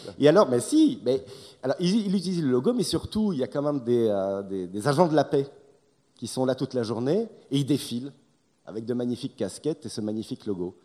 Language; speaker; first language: French; native; French